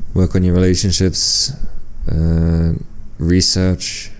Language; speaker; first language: English; early bilingual, other home language; French